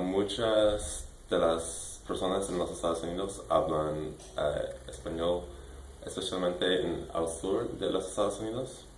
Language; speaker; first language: Spanish; non-native, learner; English